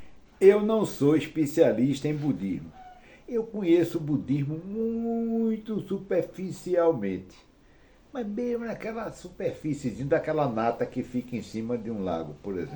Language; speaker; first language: Portuguese; native; Portuguese